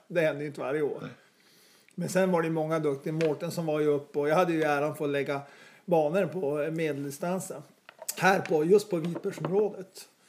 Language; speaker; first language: Swedish; native; Swedish